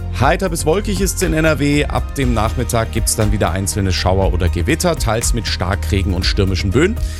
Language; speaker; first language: German; native; German